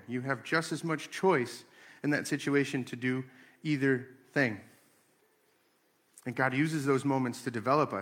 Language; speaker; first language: English; native; English